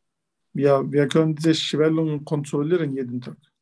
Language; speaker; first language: German; non-native, learner; Turkish